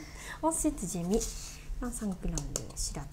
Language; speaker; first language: French; non-native, learner; Japanese